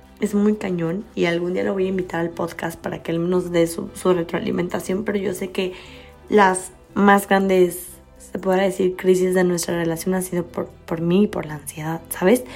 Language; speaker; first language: Spanish; native; Spanish